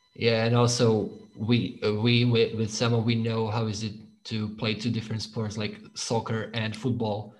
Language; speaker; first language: English; non-native, fluent; Slovak